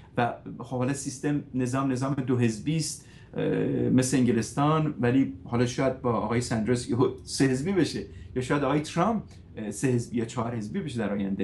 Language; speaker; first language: Persian; early bilingual, heritage; Persian